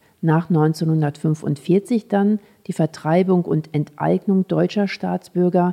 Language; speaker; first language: German; native; German